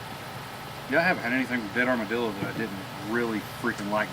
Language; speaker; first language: English; native; English